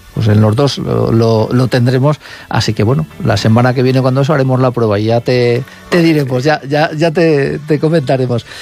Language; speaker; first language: Spanish; native; Spanish